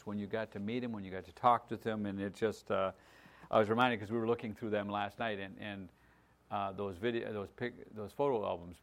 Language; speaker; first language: English; native; English